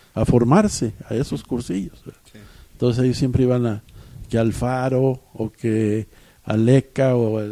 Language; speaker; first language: Spanish; native; Spanish